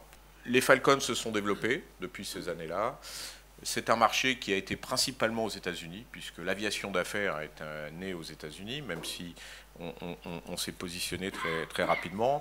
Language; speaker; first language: French; native; French